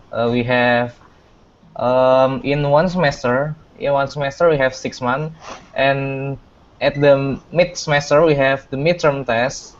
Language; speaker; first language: English; non-native, fluent; Indonesian